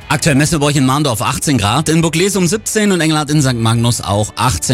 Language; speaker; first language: German; native; German